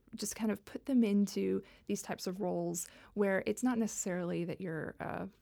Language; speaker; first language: English; native; English